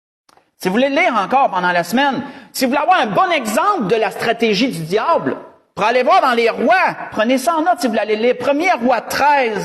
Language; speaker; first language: French; native; French